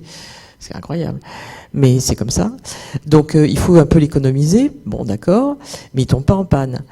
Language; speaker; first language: French; native; French